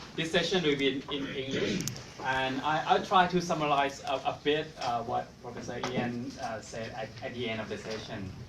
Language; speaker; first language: English; non-native, fluent; Thai